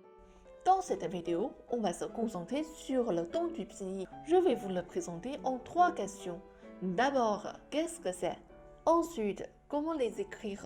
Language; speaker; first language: French; non-native, fluent; Chinese